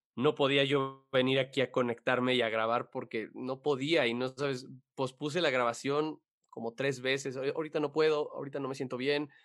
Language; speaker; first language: Spanish; native; Spanish